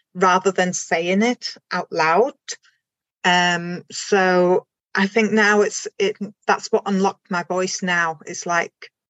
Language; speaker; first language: English; non-native, fluent; German